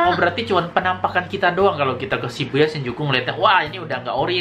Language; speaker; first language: Indonesian; native; Indonesian